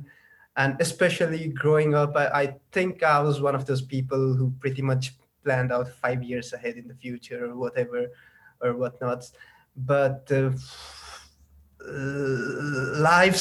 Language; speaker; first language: English; non-native, local second language; Nepali